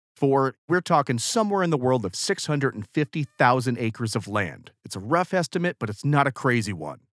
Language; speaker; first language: English; native; English